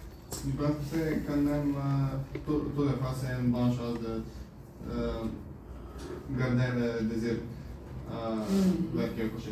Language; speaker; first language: French; non-native, learner; Bulgarian